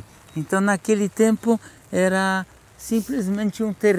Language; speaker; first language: Portuguese; non-native, fluent; Polish